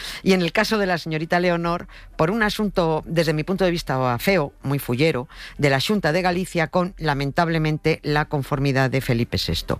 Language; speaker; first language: Spanish; native; Spanish